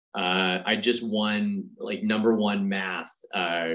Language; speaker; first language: English; native; English